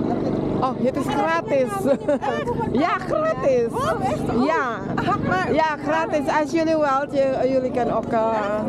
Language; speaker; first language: Dutch; non-native, learner; Filipino